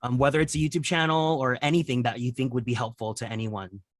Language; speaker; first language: English; native; English